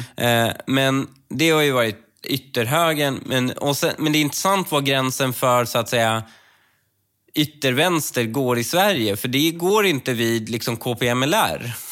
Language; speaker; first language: Swedish; early bilingual, other home language; Persian